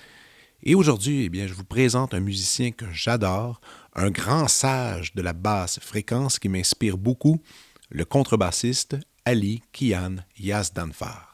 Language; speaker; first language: French; native; French